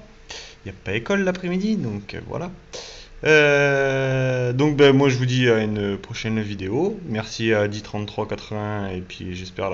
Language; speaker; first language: French; native; French